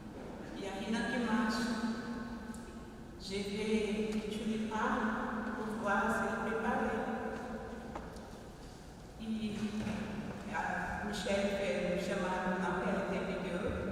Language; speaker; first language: French; non-native, fluent; Portuguese